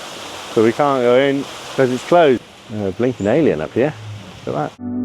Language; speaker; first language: English; native; English